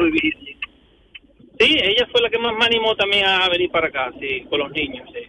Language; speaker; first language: Spanish; native; Spanish